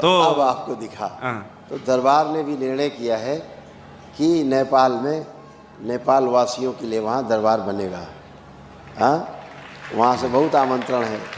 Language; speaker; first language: Hindi; native; Hindi